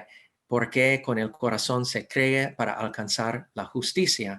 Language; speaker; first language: Spanish; non-native, fluent; English